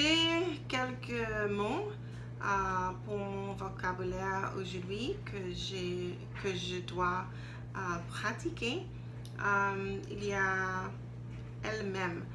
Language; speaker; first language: French; non-native, learner; English